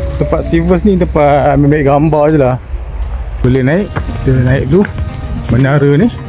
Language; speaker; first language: Malay; native; Malay